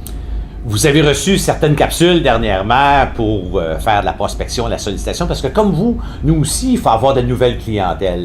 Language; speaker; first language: French; native; French